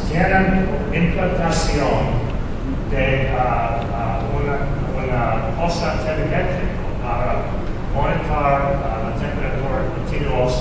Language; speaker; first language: Spanish; non-native, fluent; English